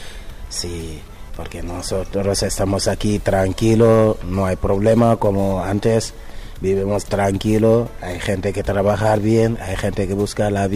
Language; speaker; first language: Spanish; non-native, learner; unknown